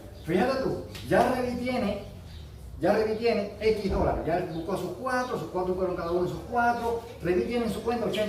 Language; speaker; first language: Spanish; native; Spanish